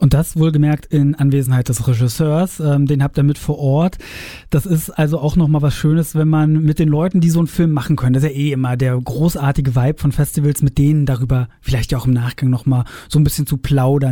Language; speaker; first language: German; native; German